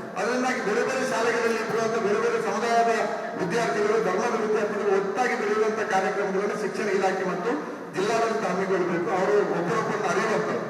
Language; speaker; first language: Kannada; non-native, local second language; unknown